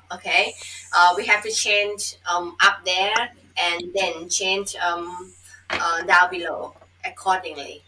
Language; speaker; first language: English; non-native, fluent; Thai